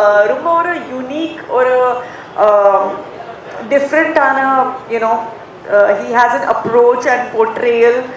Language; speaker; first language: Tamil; non-native, local second language; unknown